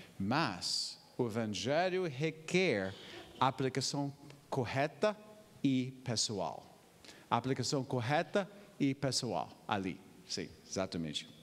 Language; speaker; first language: Portuguese; non-native, fluent; English